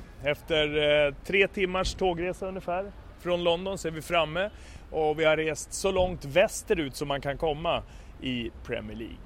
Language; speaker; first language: Swedish; native; Swedish